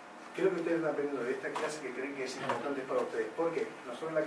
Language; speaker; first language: Spanish; native; Spanish